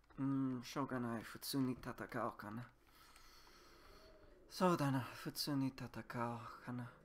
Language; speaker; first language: Japanese; non-native, learner; English